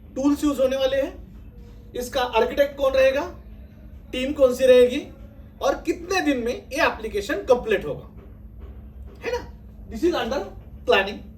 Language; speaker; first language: Hindi; non-native, local second language; Marathi